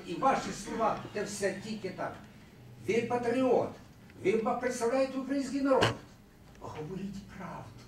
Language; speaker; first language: Ukrainian; early bilingual, heritage; Ukrainian